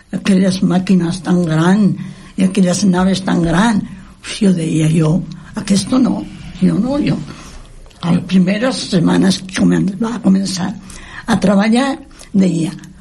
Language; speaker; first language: Catalan; non-native, local second language; Spanish